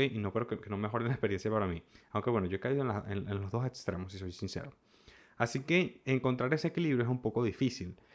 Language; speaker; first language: Spanish; native; Spanish